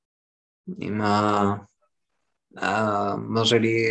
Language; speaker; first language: Bulgarian; non-native, learner; French